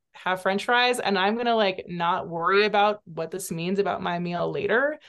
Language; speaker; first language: English; native; English